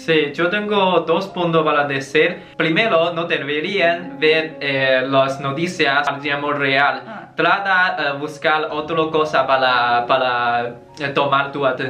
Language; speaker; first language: Spanish; non-native, learner; Chinese